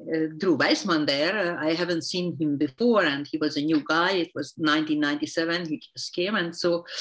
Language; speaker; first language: English; non-native, fluent; Hungarian